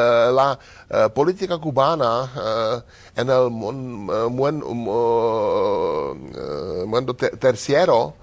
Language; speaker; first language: Spanish; non-native, learner; Czech